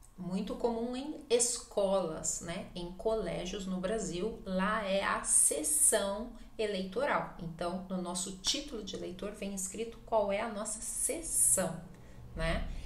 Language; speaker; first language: Portuguese; native; Portuguese